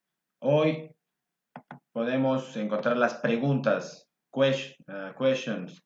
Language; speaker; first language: Spanish; non-native, fluent; English